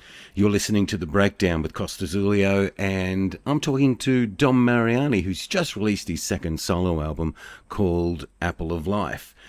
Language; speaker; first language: English; native; English